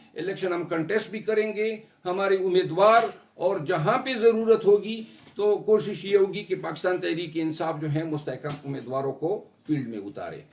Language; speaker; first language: Urdu; non-native, local second language; Pashto